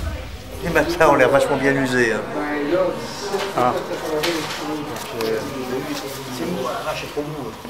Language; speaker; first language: French; native; French